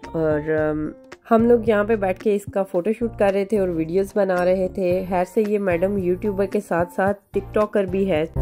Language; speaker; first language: Urdu; non-native, local second language; Punjabi